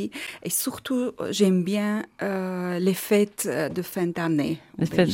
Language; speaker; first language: French; non-native, learner; Armenian